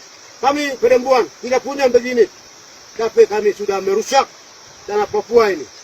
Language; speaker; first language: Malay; non-native, local second language; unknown